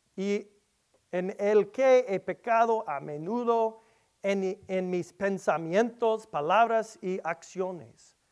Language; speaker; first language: Spanish; non-native, learner; English